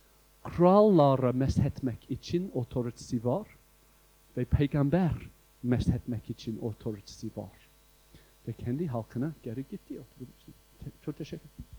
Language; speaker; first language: Turkish; non-native, fluent; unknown